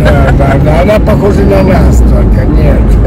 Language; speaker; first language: Russian; early bilingual, heritage; Spanish